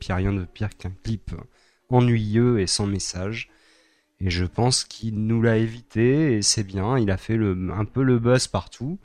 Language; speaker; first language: French; native; French